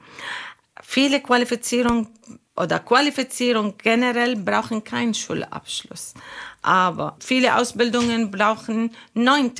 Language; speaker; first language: German; non-native, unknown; Arabic